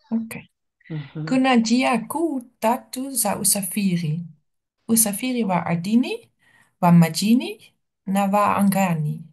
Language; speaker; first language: Swahili; non-native, learner; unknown